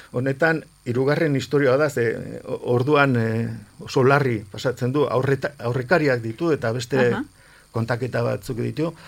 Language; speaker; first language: Basque; non-native, local second language; Spanish